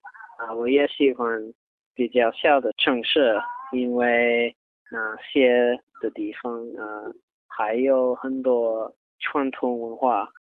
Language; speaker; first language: Chinese; non-native, learner; English